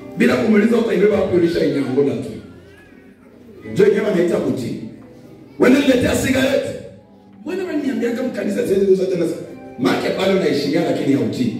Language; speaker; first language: Swahili; non-native, local second language; Nande